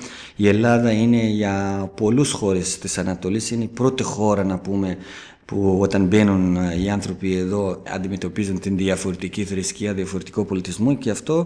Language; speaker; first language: Greek; non-native, fluent; Persian